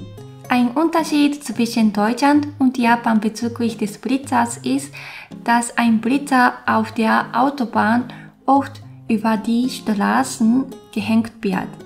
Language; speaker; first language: German; non-native, fluent; Japanese